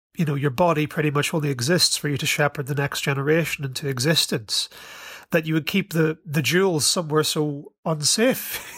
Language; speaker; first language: English; native; English